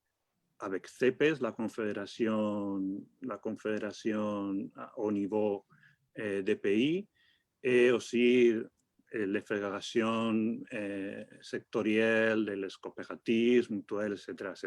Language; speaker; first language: French; non-native, fluent; Spanish